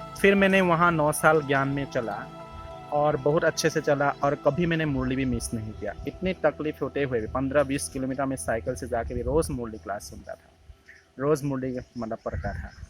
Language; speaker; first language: Hindi; non-native, local second language; Assamese